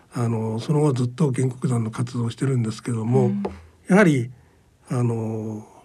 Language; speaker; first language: Japanese; native; Japanese